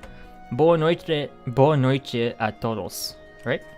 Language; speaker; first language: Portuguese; non-native, learner; English